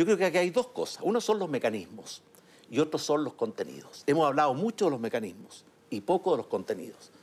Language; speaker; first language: Spanish; native; Spanish